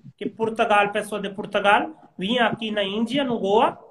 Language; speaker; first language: Portuguese; non-native, learner; Hindi